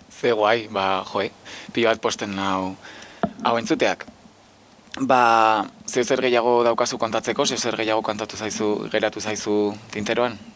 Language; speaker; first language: Basque; non-native, local second language; Spanish